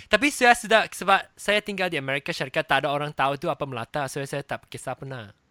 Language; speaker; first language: Malay; non-native, local second language; Chinese